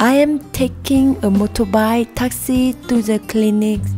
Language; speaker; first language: English; non-native, learner; Vietnamese